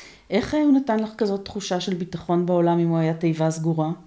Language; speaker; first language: Hebrew; native; Hebrew